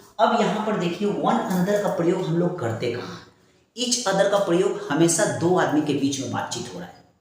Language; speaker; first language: Hindi; native; Hindi